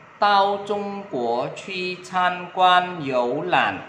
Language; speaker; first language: Chinese; non-native, fluent; Vietnamese